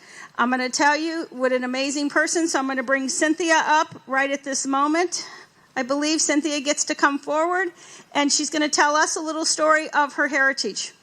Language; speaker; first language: English; native; English